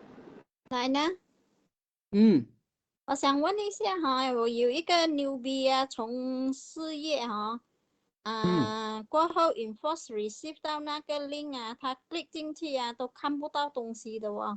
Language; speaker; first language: Chinese; native; Chinese